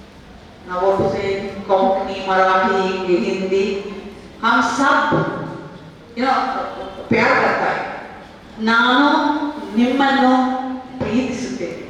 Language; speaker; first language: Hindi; non-native, learner; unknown